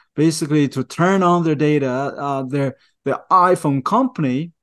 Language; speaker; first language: English; non-native, fluent; Chinese